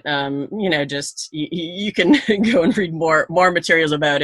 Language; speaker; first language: English; native; English